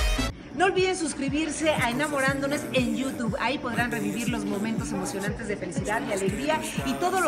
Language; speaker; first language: Spanish; native; Spanish